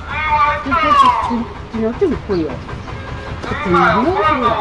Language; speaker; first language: Chinese; native; Chinese